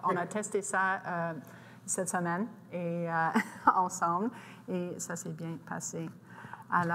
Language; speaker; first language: French; non-native, local second language; English